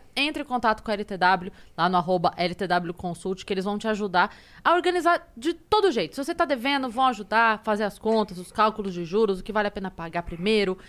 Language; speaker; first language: Portuguese; native; Portuguese